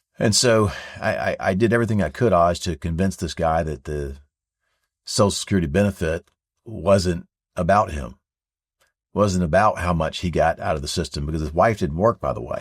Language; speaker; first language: English; native; English